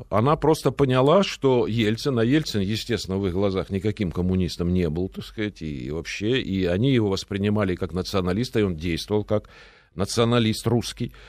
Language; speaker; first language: Russian; native; Russian